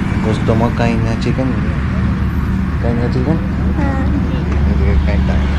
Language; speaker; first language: Filipino; non-native, learner; Punjabi